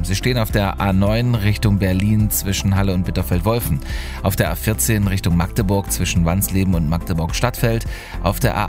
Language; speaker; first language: German; native; German